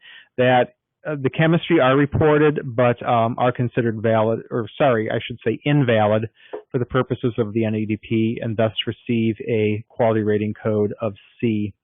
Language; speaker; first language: English; native; English